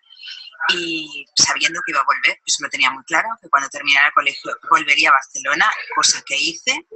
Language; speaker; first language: Spanish; native; Spanish